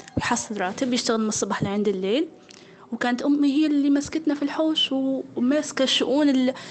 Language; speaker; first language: Arabic; native; Arabic